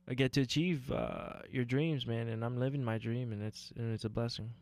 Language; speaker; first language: English; native; English